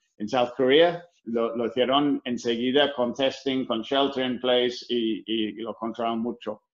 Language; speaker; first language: Spanish; non-native, fluent; English